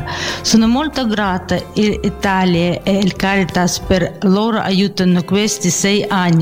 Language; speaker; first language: Italian; non-native, fluent; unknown